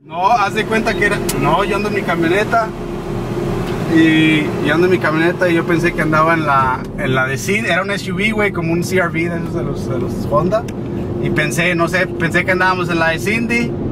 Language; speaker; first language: Spanish; early bilingual, heritage; Spanish